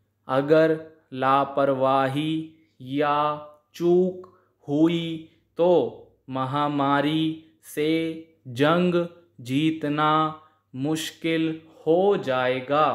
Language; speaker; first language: Hindi; native; Hindi